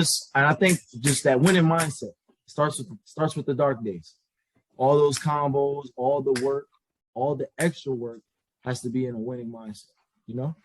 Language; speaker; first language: English; native; English